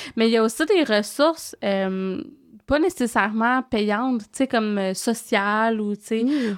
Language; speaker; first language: French; native; French